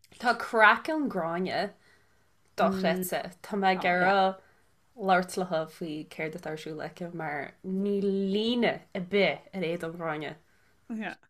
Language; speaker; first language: Irish; native; Irish